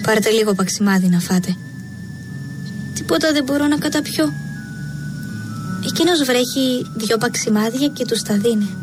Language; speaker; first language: Greek; native; Greek